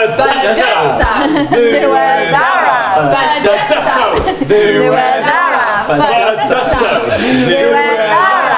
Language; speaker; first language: Welsh; non-native, learner; English